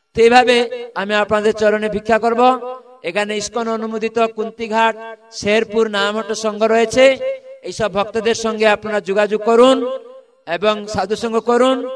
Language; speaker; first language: Bangla; non-native, fluent; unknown